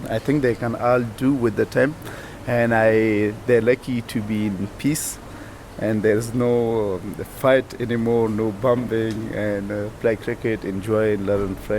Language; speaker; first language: English; non-native, learner; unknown